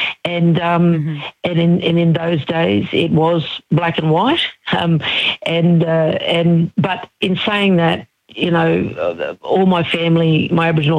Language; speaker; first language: English; native; English